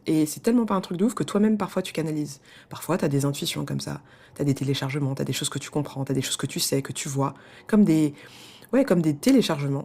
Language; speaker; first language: French; native; French